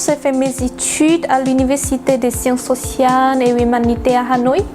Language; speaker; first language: French; non-native, fluent; Vietnamese